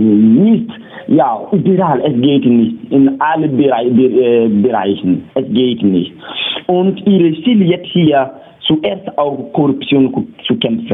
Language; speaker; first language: German; non-native, learner; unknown